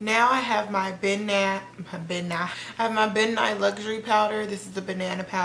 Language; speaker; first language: English; native; English